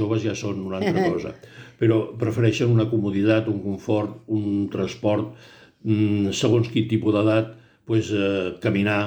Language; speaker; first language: Catalan; native; Catalan